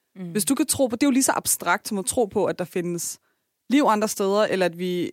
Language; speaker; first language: Danish; early bilingual, other home language; Persian